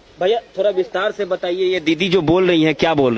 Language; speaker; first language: Hindi; native; Hindi